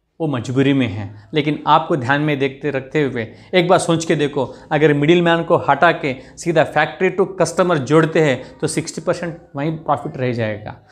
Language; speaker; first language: Hindi; non-native, local second language; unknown